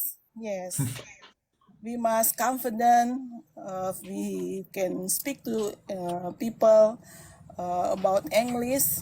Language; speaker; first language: English; non-native, learner; Indonesian